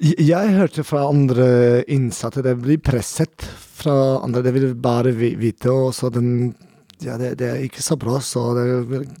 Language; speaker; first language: Norwegian; non-native, learner; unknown